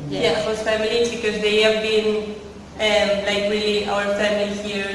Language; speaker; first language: English; non-native, fluent; Spanish